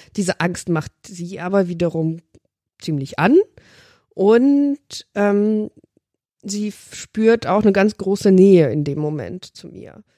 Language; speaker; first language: German; early bilingual, other home language; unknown